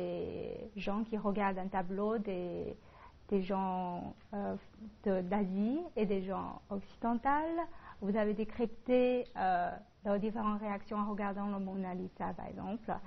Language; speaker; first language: French; non-native, fluent; Chinese